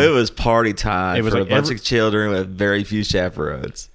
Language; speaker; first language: English; native; English